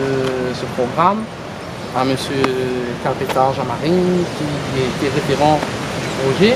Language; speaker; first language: French; native; French